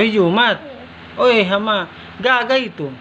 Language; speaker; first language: Malay; native; Malay